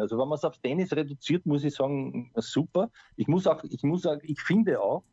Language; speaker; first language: German; native; German